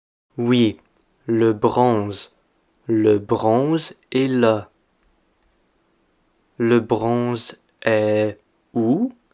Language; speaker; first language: French; non-native, fluent; English